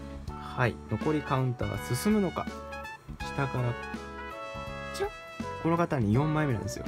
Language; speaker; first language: Japanese; native; Japanese